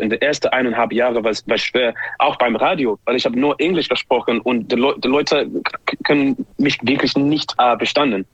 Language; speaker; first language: German; non-native, learner; English